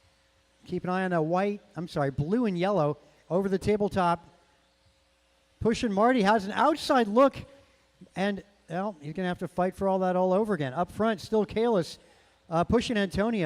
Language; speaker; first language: English; native; English